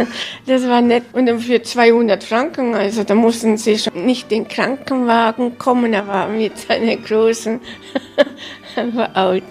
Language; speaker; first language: German; early bilingual, heritage; German